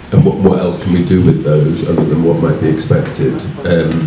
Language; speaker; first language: English; native; English